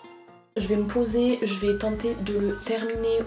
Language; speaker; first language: French; native; French